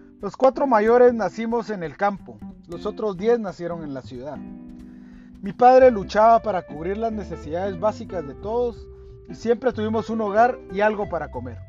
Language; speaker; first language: Spanish; native; Spanish